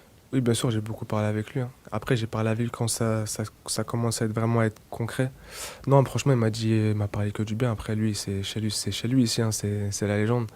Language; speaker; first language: French; non-native, local second language; Arabic